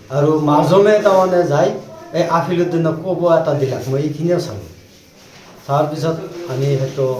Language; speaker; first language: Assamese; non-native, local second language; Bangla